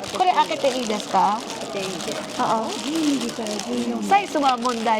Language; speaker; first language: Japanese; non-native, learner; Filipino